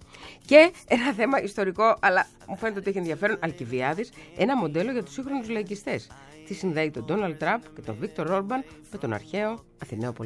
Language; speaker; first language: Greek; native; Greek